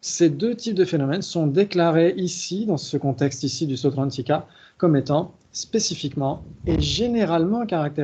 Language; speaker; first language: French; native; French